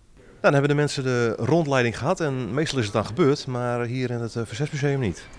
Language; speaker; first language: Dutch; native; Dutch